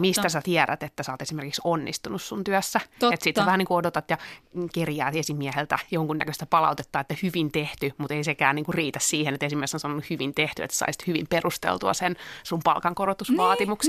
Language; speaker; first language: Finnish; native; Finnish